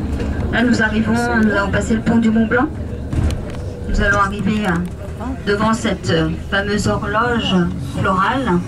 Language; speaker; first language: French; native; French